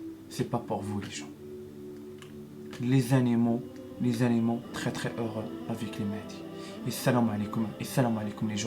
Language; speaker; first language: French; non-native, learner; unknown